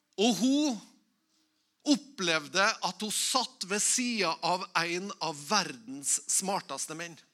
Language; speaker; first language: Norwegian; native; Norwegian